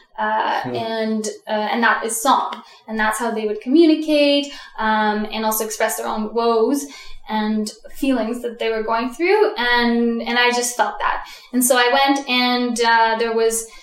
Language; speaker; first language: English; early bilingual, other home language; Russian